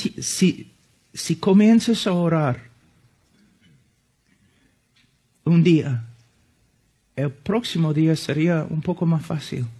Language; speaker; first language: Spanish; non-native, fluent; English